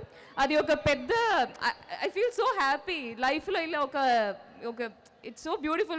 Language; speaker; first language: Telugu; non-native, fluent; Malayalam